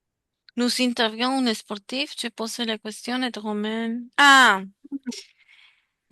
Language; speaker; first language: French; non-native, learner; Spanish